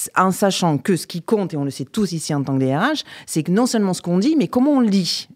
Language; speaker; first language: French; native; French